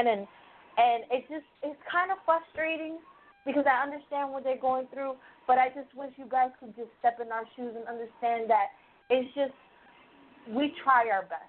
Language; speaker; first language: English; early bilingual, other home language; Spanish